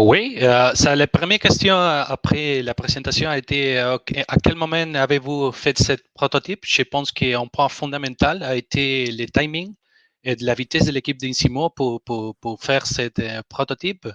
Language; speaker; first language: French; non-native, learner; Spanish